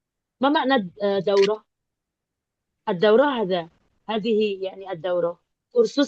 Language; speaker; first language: Arabic; non-native, fluent; Indonesian